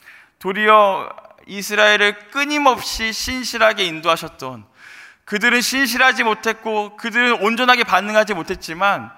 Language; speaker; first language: Korean; native; Korean